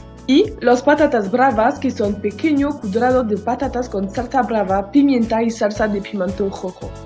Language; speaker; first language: Spanish; non-native, learner; French